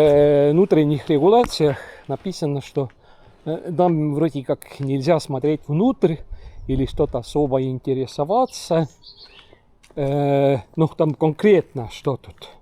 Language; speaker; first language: Russian; non-native, local second language; Estonian